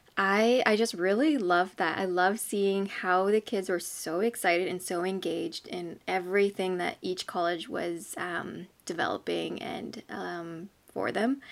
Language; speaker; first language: English; native; English